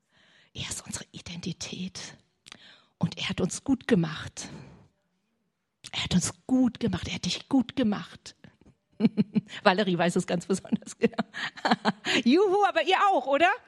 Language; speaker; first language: German; native; German